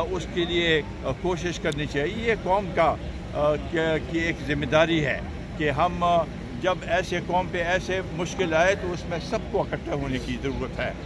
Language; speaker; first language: Urdu; non-native, local second language; Pashto